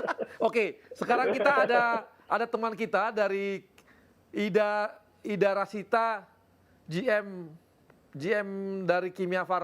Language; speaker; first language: Indonesian; native; Indonesian